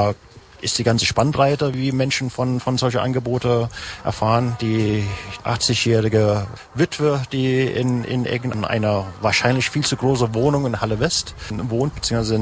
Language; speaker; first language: German; native; German